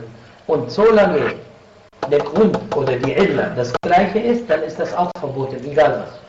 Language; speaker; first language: German; non-native, fluent; Arabic